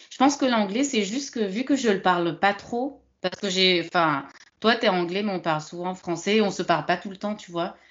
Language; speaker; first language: French; early bilingual, other home language; Spanish